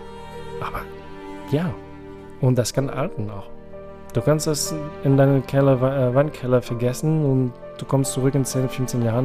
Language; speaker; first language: German; non-native, fluent; French